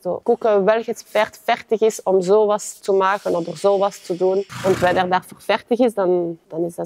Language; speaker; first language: German; non-native, fluent; French